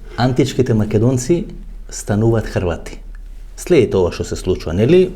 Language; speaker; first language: Macedonian; native; Macedonian